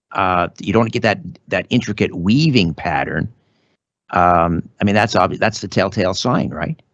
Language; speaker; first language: English; native; English